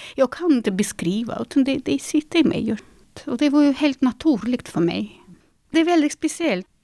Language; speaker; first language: Swedish; non-native, fluent; Russian